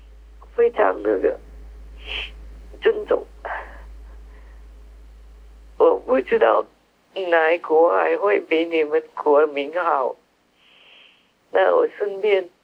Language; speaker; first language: Chinese; non-native, fluent; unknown